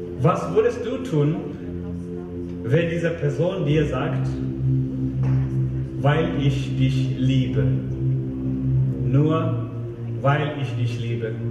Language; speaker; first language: German; non-native, fluent; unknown